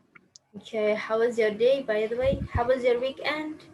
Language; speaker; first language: English; non-native, fluent; Indonesian